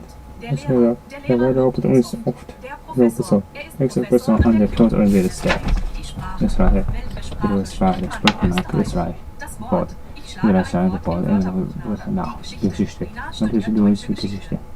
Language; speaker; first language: German; non-native, learner; Japanese